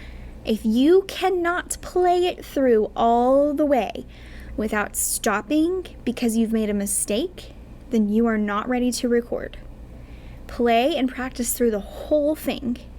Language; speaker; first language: English; native; English